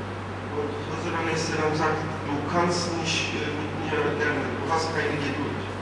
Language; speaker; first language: German; non-native, fluent; Turkish